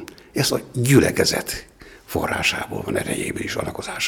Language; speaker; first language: Hungarian; native; Hungarian